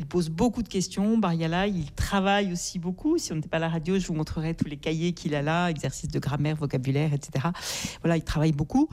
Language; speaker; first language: French; native; French